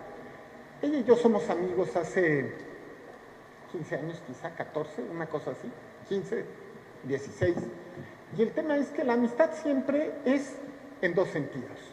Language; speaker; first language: Spanish; native; Spanish